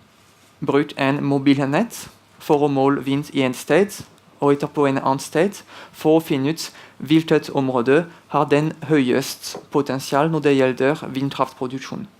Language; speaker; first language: Norwegian; non-native, fluent; French